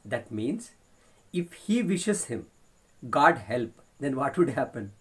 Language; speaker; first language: English; non-native, local second language; Kannada